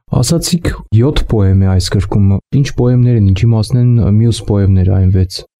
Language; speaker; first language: Armenian; native; Armenian